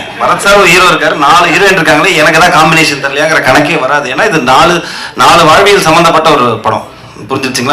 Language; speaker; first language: Tamil; native; Tamil